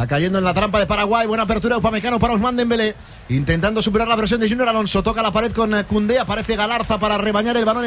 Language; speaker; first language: Spanish; native; Spanish